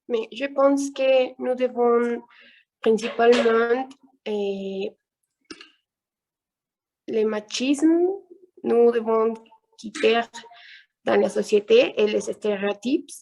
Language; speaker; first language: French; non-native, learner; Spanish